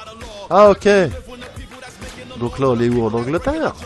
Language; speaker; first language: French; native; French